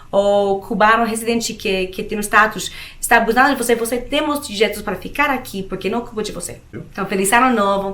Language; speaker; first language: Portuguese; non-native, fluent; Spanish